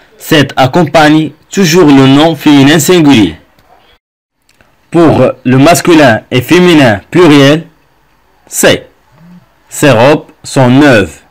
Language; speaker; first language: French; non-native, local second language; Arabic